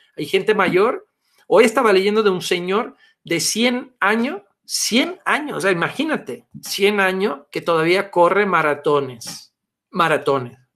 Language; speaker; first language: Spanish; non-native, fluent; Italian